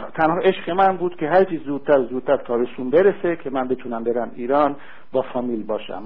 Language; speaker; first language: Persian; early bilingual, heritage; Persian